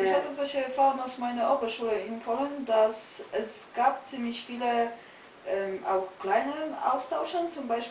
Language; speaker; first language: German; non-native, fluent; Polish